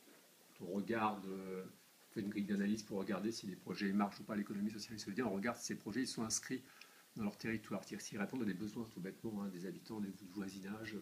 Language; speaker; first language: French; native; French